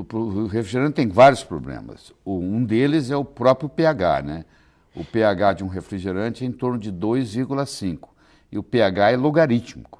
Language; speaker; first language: Portuguese; native; Portuguese